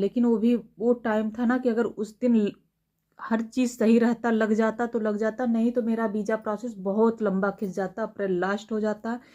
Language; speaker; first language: Hindi; native; Hindi